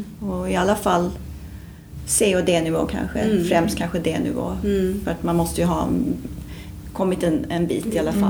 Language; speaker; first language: Swedish; native; Swedish